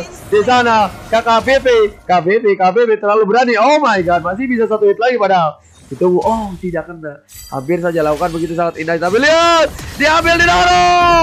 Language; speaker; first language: Indonesian; native; Indonesian